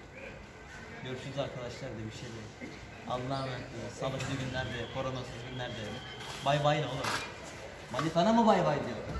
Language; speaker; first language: Turkish; native; Turkish